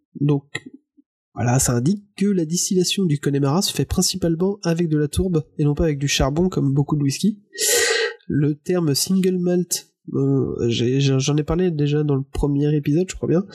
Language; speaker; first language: French; native; French